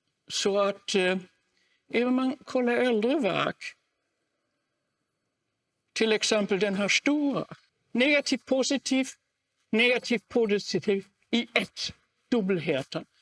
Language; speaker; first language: Swedish; non-native, fluent; German